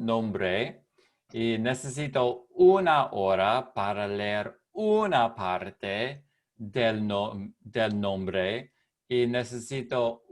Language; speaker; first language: Spanish; non-native, learner; English